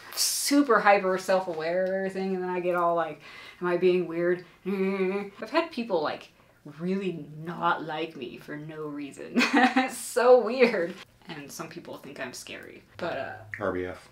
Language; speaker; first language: English; native; English